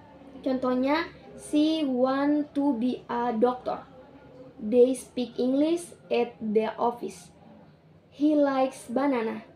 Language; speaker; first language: English; non-native, learner; Indonesian